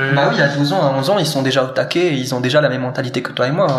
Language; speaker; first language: French; non-native, local second language; Arabic